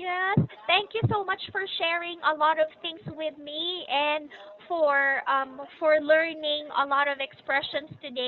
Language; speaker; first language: English; non-native, fluent; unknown